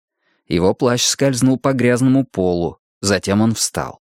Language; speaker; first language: Russian; native; Russian